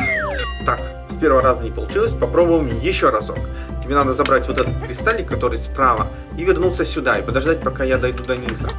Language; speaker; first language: Russian; native; Russian